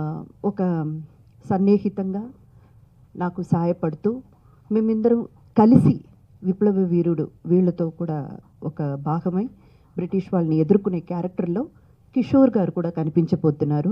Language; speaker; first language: Telugu; native; Telugu